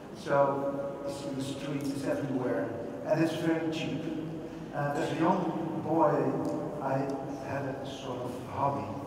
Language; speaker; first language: English; non-native, fluent; Dutch